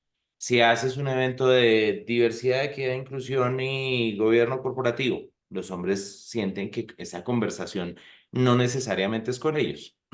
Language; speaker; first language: Spanish; native; Spanish